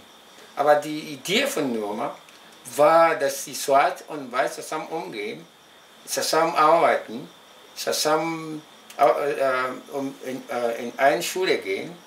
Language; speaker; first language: German; non-native, local second language; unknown